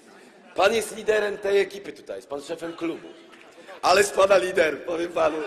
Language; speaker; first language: Polish; native; Polish